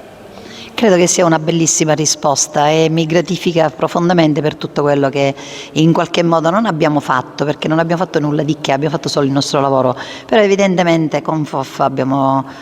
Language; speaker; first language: Italian; native; Italian